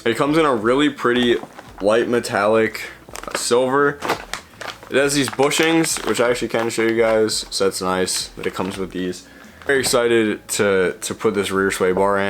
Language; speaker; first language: English; native; English